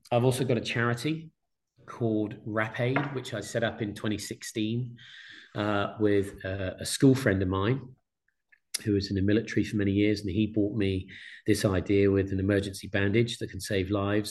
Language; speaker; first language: English; native; English